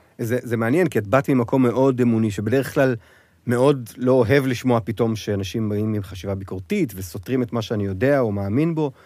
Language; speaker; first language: Hebrew; native; Hebrew